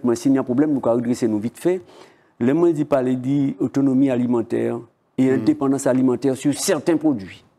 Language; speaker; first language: French; native; French